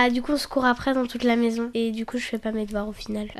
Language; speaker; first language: French; native; French